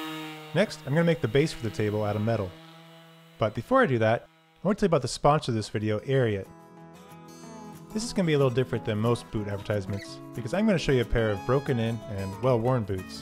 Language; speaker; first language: English; native; English